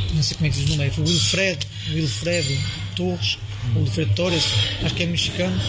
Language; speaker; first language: Portuguese; early bilingual, heritage; French